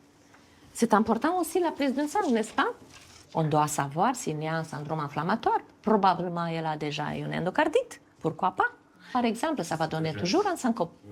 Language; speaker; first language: French; non-native, fluent; Romanian